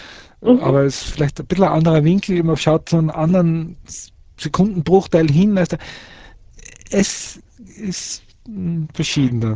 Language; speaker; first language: German; early bilingual, other home language; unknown